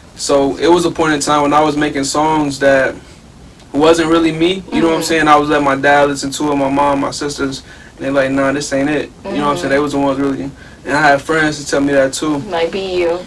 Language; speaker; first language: English; native; English